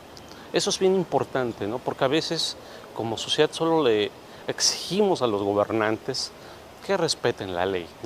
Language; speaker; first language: Spanish; native; Spanish